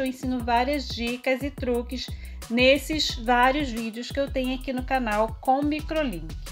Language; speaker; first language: Portuguese; native; Portuguese